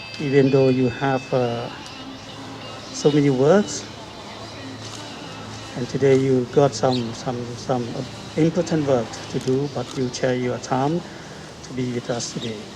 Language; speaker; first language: English; non-native, learner; Thai